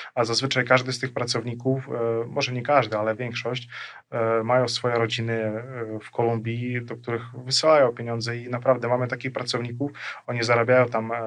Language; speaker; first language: Polish; non-native, fluent; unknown